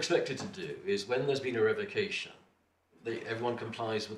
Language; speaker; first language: English; native; English